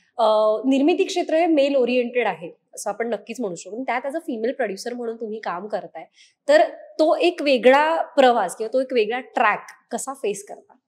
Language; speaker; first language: Marathi; native; Marathi